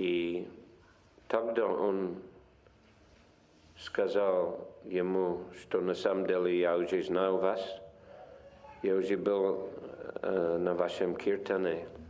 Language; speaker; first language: Russian; non-native, fluent; English